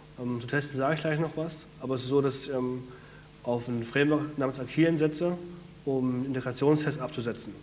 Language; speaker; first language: German; native; German